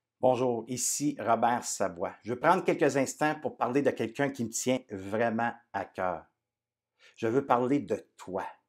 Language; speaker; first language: French; native; French